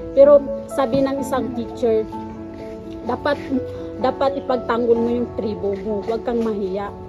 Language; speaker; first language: Filipino; non-native, local second language; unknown